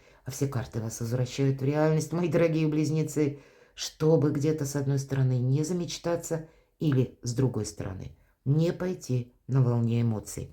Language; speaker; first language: Russian; native; Russian